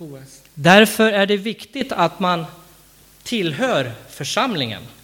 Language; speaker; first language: Swedish; non-native, fluent; Persian